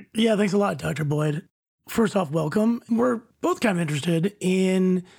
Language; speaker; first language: English; native; English